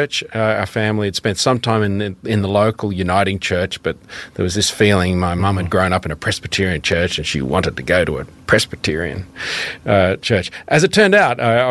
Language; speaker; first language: English; native; English